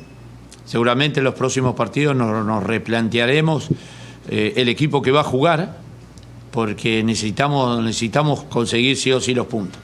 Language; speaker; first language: Spanish; native; Spanish